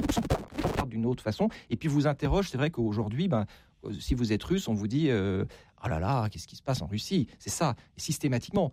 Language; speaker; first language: French; native; French